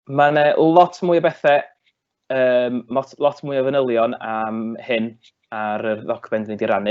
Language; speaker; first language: Welsh; native; Welsh